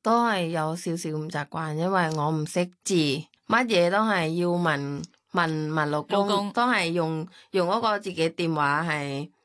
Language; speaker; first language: Cantonese; non-native, learner; Thai